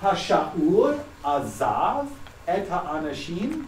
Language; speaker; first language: Hebrew; non-native, learner; English